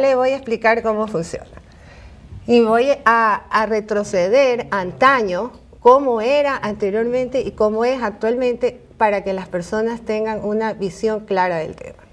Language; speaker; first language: Spanish; native; Spanish